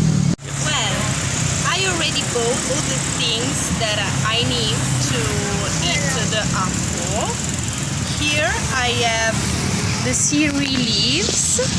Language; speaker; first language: English; non-native, fluent; Italian